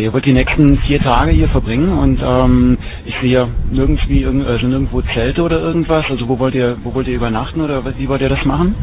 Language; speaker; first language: German; native; German